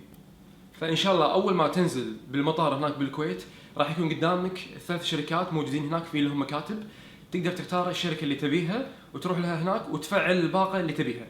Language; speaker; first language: Arabic; native; Arabic